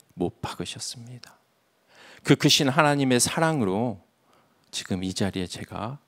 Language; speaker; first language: Korean; native; Korean